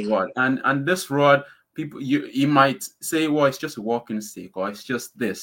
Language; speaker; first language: English; non-native, local second language; Yoruba